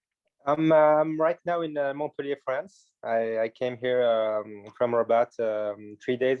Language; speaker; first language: English; non-native, fluent; Arabic